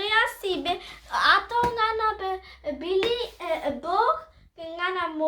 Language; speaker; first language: Indonesian; early bilingual, heritage; Indonesian